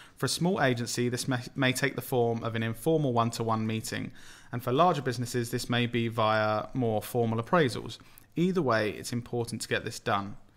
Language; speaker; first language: English; native; English